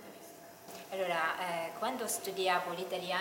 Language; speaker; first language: Italian; non-native, fluent; Japanese